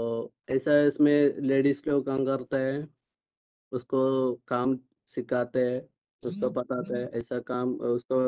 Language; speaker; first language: Hindi; non-native, local second language; Malayalam